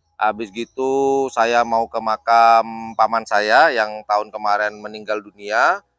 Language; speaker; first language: Indonesian; native; Indonesian